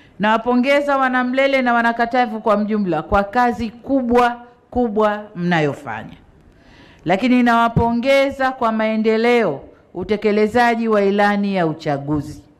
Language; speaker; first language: Swahili; native; Swahili